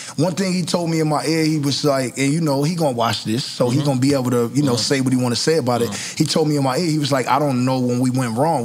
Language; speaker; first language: English; native; English